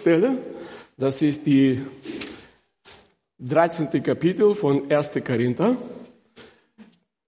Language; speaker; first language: German; non-native, fluent; Russian